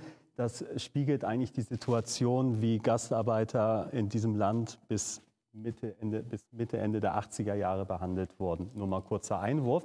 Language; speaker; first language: German; native; German